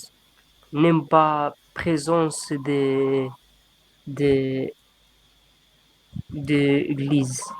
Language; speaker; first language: French; non-native, learner; Arabic